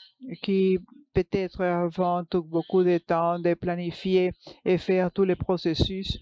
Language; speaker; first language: French; non-native, fluent; English